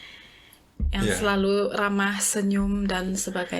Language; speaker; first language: Indonesian; native; Indonesian